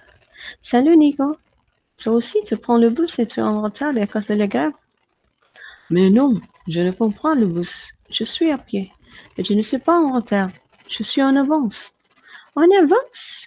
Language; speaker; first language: French; non-native, fluent; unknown